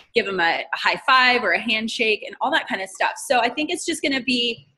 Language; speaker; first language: English; native; English